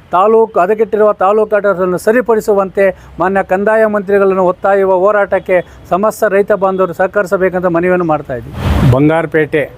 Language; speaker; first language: Kannada; native; Kannada